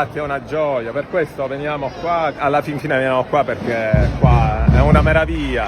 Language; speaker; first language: Italian; native; Italian